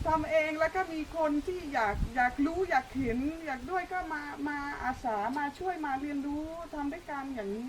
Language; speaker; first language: Thai; non-native, fluent; Dutch